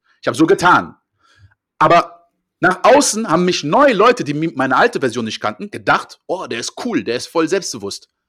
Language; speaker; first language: German; early bilingual, heritage; French